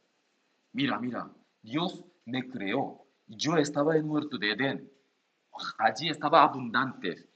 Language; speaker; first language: Spanish; non-native, learner; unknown